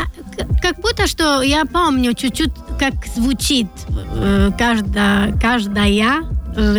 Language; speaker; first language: Russian; non-native, learner; Italian